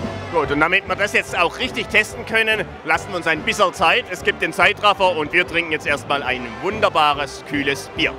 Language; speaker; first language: German; native; German